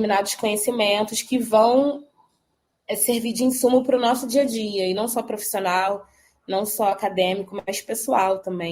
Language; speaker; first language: Portuguese; native; Portuguese